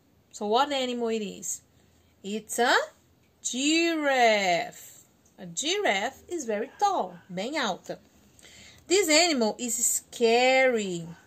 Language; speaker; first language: English; non-native, fluent; Portuguese